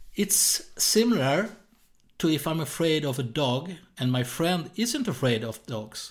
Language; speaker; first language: English; non-native, fluent; Swedish